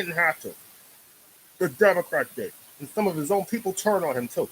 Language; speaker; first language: English; native; English